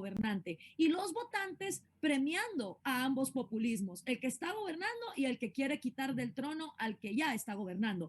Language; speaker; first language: Spanish; native; Spanish